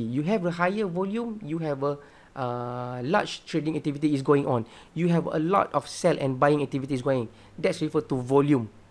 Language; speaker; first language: English; non-native, local second language; Malay